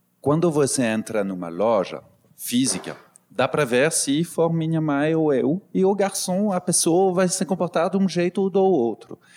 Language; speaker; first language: Portuguese; non-native, fluent; French